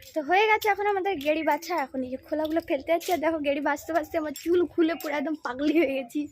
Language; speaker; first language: Bangla; non-native, local second language; Santali